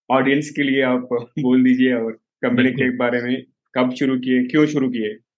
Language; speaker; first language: Hindi; non-native, local second language; Telugu